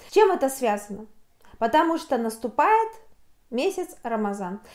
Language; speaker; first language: Russian; native; Russian